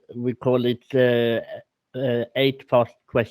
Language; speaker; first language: English; non-native, learner; Swedish